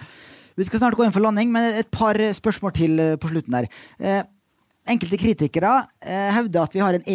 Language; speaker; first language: Norwegian; native; Norwegian